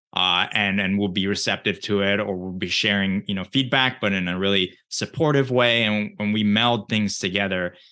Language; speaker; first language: English; early bilingual, other home language; Japanese